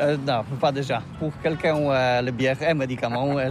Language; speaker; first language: French; non-native, learner; Polish